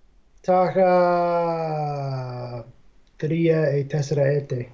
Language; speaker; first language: Greek; non-native, fluent; English